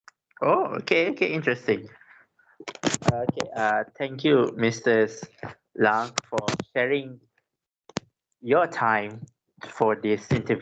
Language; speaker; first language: English; non-native, local second language; Malay